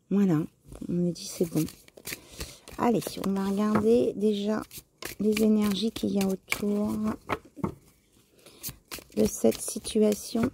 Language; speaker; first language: French; native; French